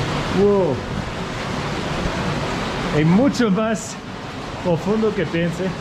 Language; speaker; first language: Spanish; non-native, learner; French